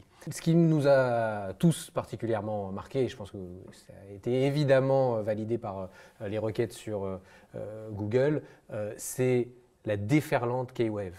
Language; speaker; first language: French; native; French